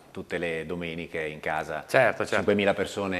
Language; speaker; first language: Italian; native; Italian